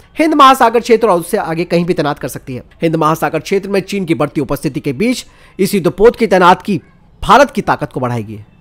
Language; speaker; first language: Hindi; native; Hindi